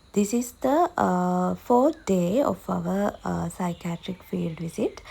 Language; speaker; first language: English; non-native, local second language; Sinhala